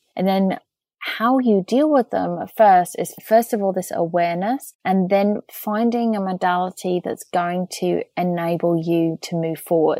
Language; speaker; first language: English; native; English